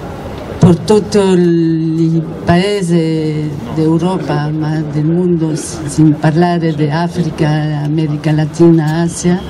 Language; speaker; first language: Italian; non-native, learner; Spanish